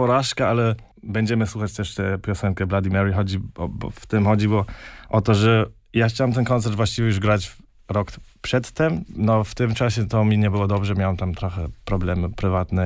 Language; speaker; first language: Polish; non-native, fluent; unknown